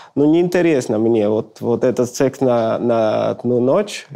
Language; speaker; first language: Russian; non-native, fluent; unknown